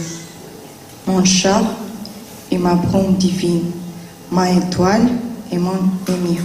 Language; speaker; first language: French; non-native, learner; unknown